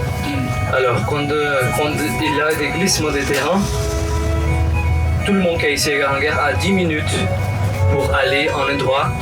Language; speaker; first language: French; non-native, learner; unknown